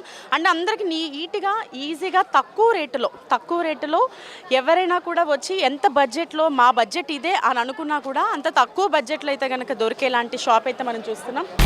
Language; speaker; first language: Telugu; native; Telugu